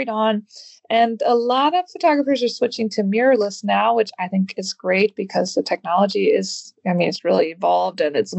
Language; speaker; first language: English; native; English